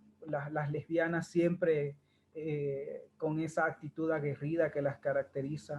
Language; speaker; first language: Spanish; native; Spanish